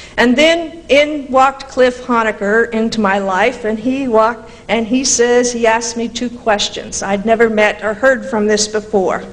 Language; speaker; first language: English; native; English